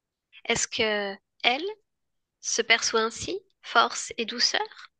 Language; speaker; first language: French; native; French